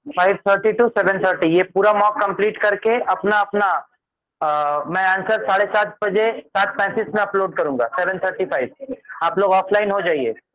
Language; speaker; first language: Hindi; native; Hindi